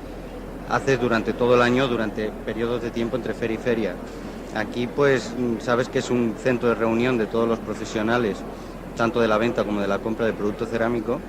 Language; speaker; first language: Spanish; native; Spanish